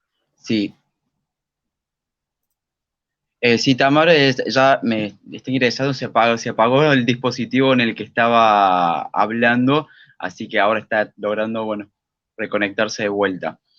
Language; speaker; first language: Spanish; native; Spanish